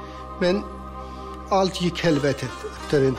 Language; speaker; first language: Swedish; non-native, learner; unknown